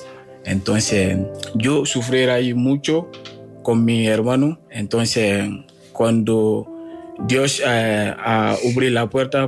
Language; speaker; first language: Spanish; non-native, learner; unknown